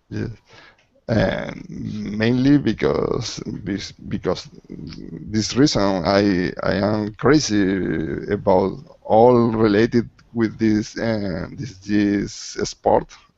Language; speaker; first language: English; non-native, learner; Spanish